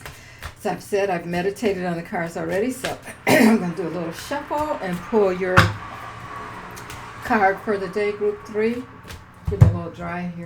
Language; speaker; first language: English; native; English